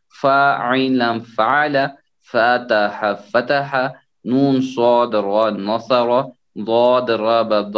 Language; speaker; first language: Arabic; non-native, fluent; Urdu